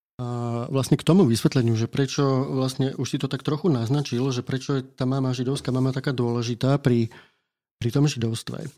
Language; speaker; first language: Slovak; native; Slovak